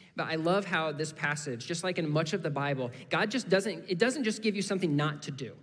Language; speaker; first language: English; native; English